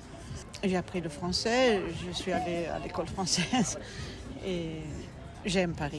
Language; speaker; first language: French; non-native, fluent; German